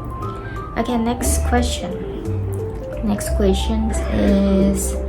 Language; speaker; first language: English; non-native, learner; Indonesian